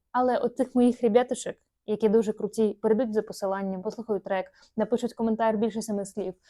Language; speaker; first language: Ukrainian; non-native, local second language; Russian